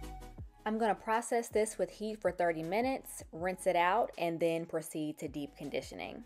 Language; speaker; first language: English; native; English